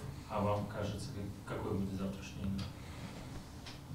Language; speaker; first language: Russian; native; Russian